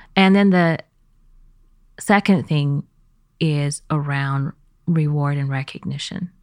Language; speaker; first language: English; early bilingual, other home language; Chinese